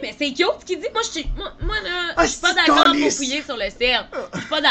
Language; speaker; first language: French; native; French